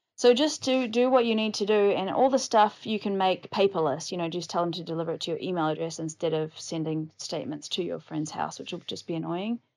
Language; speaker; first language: English; native; English